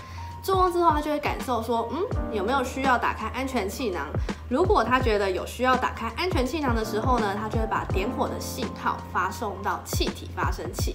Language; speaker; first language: Chinese; native; Chinese